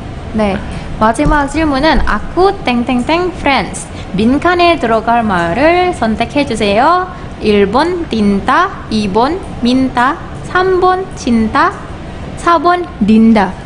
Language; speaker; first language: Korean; non-native, fluent; Indonesian